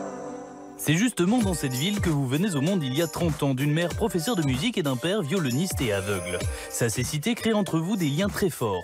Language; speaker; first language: French; native; French